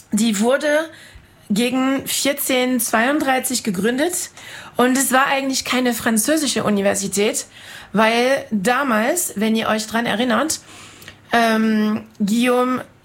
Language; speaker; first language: German; non-native, fluent; French